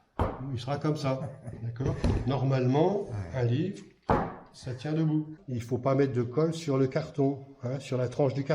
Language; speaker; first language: French; native; French